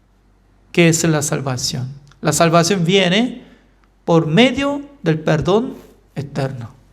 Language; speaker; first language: Spanish; non-native, learner; Korean